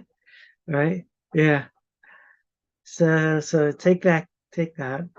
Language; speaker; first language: English; native; English